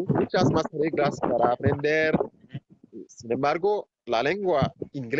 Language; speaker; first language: Spanish; non-native, fluent; Haitian Creole